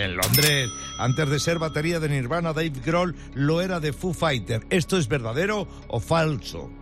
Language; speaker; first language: Spanish; native; Spanish